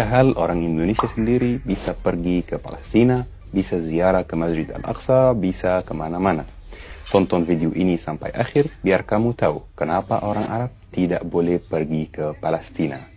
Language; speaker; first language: Indonesian; non-native, fluent; Arabic